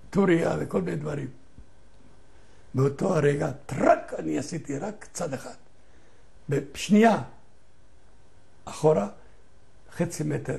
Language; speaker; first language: Hebrew; non-native, fluent; Ladino